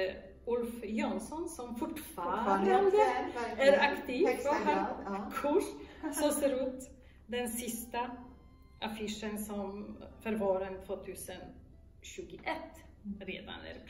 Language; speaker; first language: Swedish; non-native, fluent; Polish